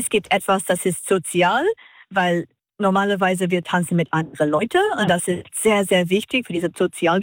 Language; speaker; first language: German; non-native, learner; English